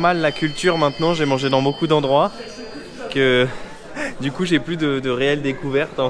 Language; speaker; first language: French; native; French